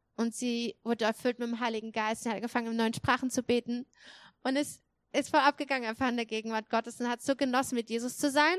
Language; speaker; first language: German; native; German